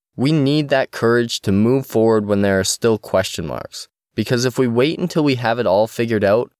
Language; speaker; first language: English; native; English